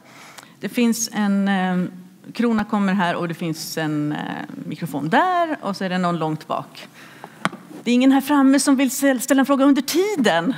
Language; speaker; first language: Swedish; native; Swedish